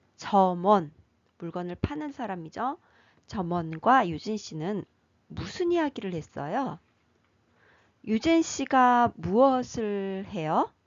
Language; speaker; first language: Korean; native; Korean